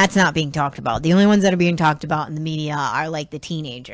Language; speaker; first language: English; native; English